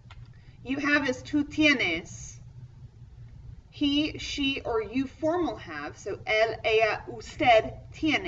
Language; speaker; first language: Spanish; non-native, fluent; English